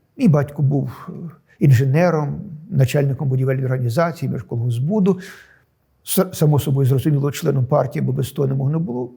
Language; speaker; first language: Ukrainian; native; Ukrainian